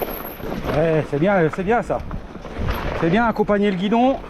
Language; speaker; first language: French; native; French